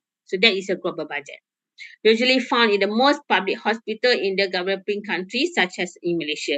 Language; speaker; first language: English; non-native, local second language; Malay